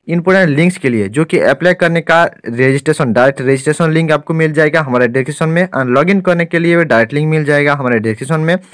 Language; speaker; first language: Hindi; non-native, local second language; Bangla